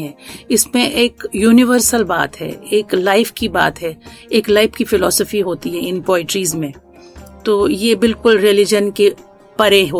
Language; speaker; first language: Hindi; non-native, local second language; Kashmiri